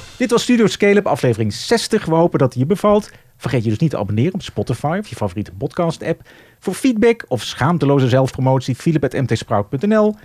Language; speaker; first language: Dutch; native; Dutch